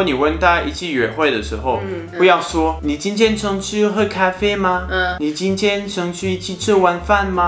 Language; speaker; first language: Chinese; non-native, fluent; French